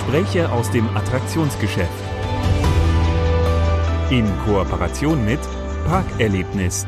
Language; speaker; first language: German; native; German